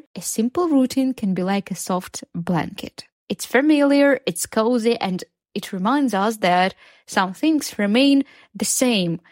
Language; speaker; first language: English; non-native, fluent; Ukrainian